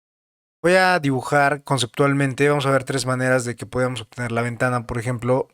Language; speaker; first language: Spanish; native; Spanish